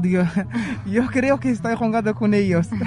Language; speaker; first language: Spanish; non-native, learner; Arabic